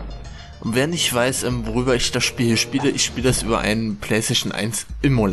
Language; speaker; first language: German; native; German